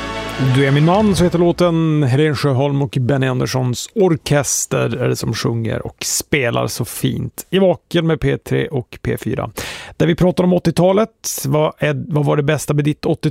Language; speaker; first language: Swedish; native; Swedish